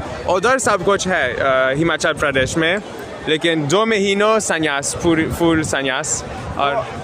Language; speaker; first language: Hindi; non-native, learner; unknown